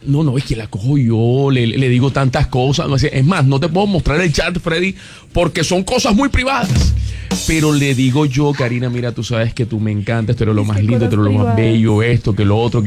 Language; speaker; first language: Spanish; native; Spanish